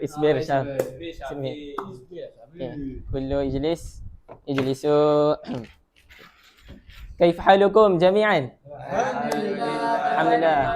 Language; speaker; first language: Arabic; non-native, learner; Malay